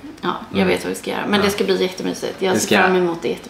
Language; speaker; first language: Swedish; native; Swedish